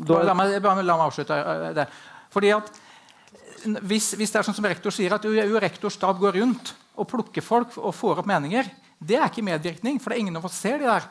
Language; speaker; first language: Norwegian; native; Norwegian